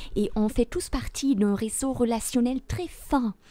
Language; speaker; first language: French; non-native, fluent; German